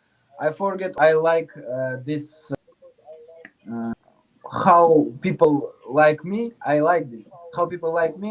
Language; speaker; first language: English; non-native, learner; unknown